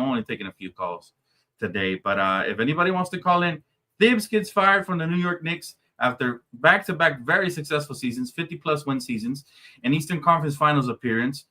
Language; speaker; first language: English; native; English